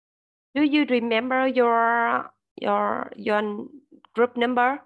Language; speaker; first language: English; non-native, learner; Vietnamese